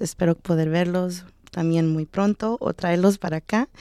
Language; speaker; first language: Spanish; early bilingual, heritage; Spanish